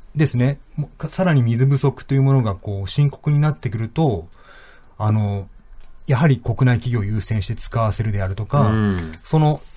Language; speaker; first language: Japanese; native; Japanese